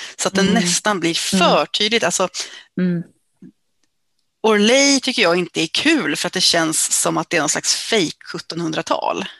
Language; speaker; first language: Swedish; native; Swedish